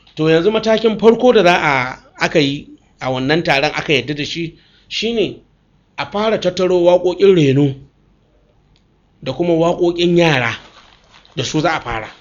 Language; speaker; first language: Hausa; native; Hausa